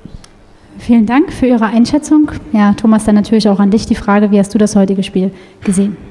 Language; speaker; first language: German; native; German